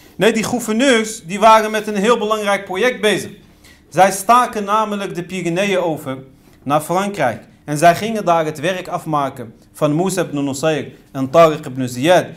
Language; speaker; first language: Dutch; early bilingual, other home language; Riffian